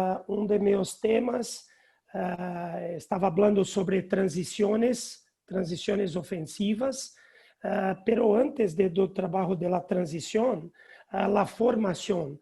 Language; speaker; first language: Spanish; non-native, learner; Portuguese